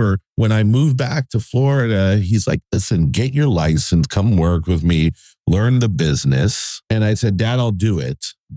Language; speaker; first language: English; native; English